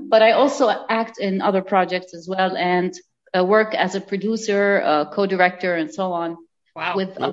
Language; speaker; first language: English; non-native, fluent; Arabic